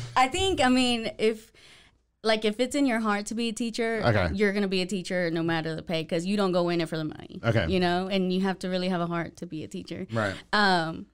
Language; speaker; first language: English; native; English